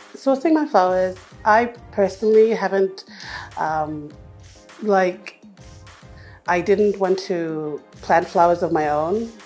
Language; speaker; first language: English; non-native, fluent; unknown